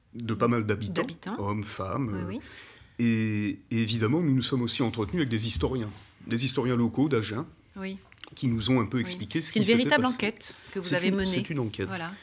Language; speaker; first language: French; native; French